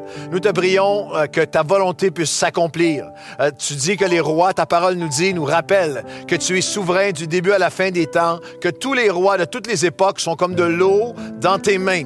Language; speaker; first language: French; native; French